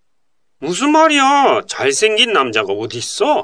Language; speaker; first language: Korean; non-native, fluent; Japanese